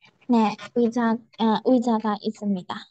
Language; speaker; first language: Korean; non-native, learner; Burmese